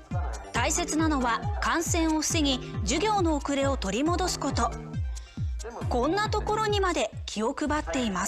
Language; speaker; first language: Japanese; native; Japanese